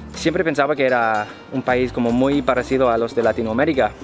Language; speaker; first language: Spanish; non-native, fluent; English